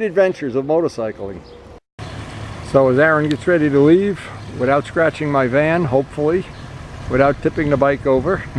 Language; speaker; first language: English; native; English